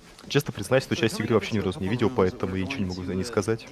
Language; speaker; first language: Russian; native; Russian